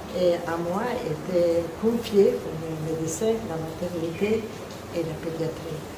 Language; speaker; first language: French; non-native, fluent; Italian